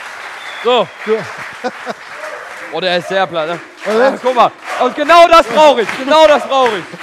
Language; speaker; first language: German; native; German